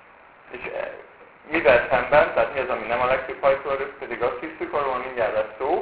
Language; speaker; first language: Hungarian; native; Hungarian